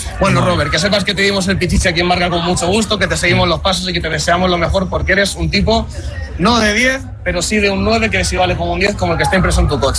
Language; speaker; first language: Spanish; native; Spanish